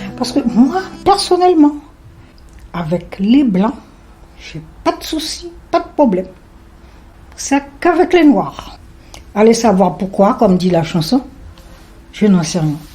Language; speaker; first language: French; non-native, local second language; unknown